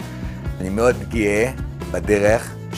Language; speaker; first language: Hebrew; non-native, fluent; French